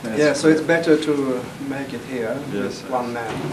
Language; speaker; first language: English; non-native, fluent; Swedish